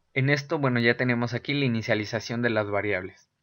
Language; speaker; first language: Spanish; native; Spanish